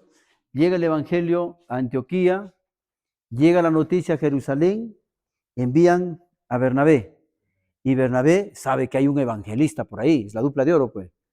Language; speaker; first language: Spanish; native; Spanish